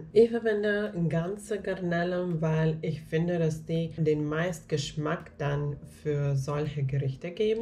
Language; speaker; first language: German; non-native, fluent; Finnish